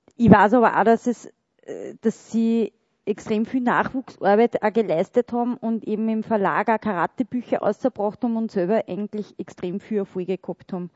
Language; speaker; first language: German; native; German